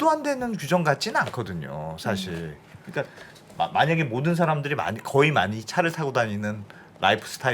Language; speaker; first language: Korean; native; Korean